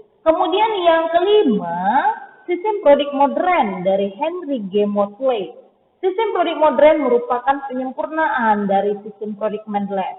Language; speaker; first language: Indonesian; native; Indonesian